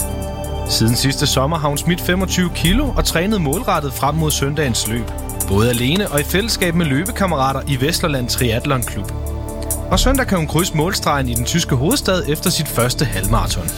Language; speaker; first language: Danish; native; Danish